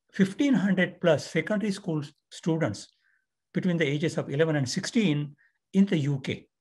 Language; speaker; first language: English; non-native, local second language; Marathi